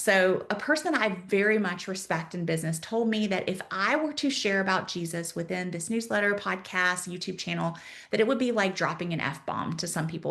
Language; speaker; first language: English; native; English